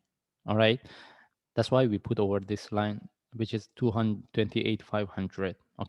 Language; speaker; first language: English; non-native, fluent; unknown